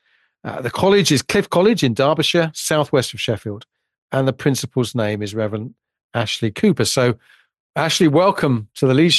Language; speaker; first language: English; native; English